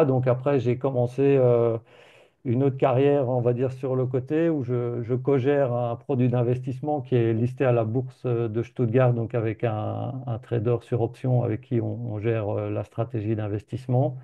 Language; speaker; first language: French; native; French